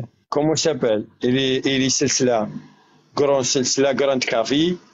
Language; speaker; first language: French; non-native, learner; Arabic